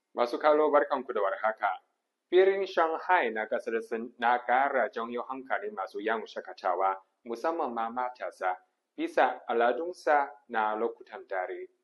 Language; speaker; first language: Hausa; non-native, fluent; Chinese